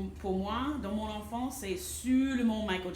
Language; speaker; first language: French; non-native, fluent; English